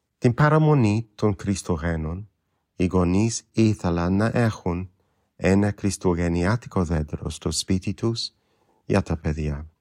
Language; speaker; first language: Greek; non-native, fluent; English